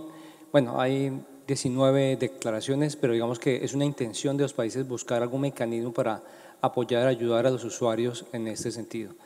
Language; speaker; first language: Spanish; native; Spanish